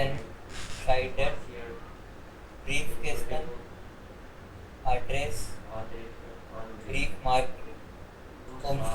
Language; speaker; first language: German; non-native, learner; Hindi